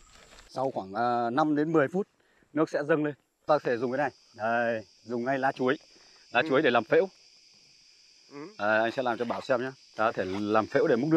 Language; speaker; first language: Vietnamese; native; Vietnamese